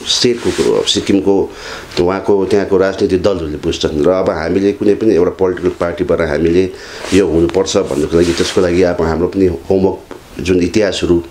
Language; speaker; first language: Nepali; native; Nepali